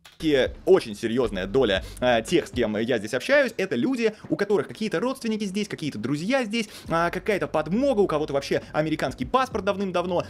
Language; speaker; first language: Russian; native; Russian